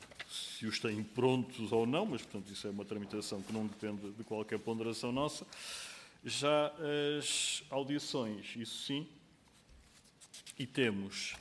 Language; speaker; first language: Portuguese; native; Portuguese